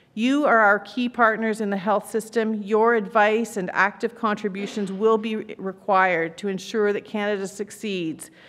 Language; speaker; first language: English; native; English